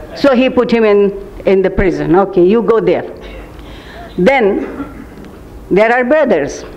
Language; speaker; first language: English; non-native, local second language; Urdu